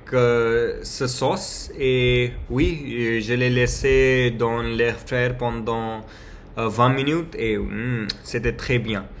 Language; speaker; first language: French; non-native, learner; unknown